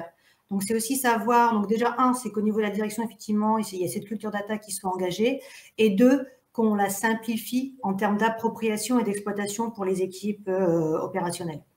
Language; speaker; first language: French; native; French